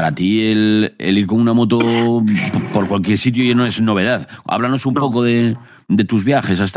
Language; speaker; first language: Spanish; native; Spanish